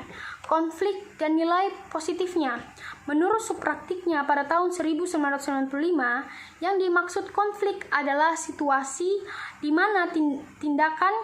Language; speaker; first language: Indonesian; native; Indonesian